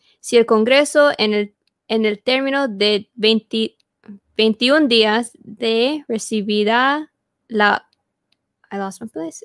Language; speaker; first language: Spanish; early bilingual, heritage; Spanish